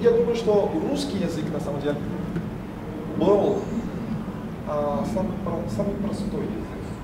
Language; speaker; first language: Russian; non-native, fluent; Portuguese